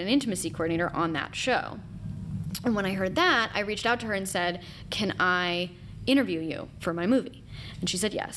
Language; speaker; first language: English; native; English